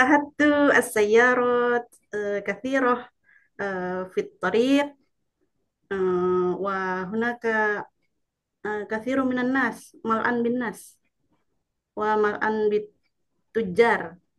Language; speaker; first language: Arabic; non-native, learner; Indonesian